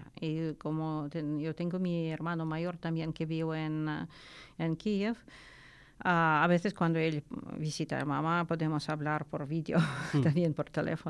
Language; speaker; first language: Spanish; non-native, learner; Ukrainian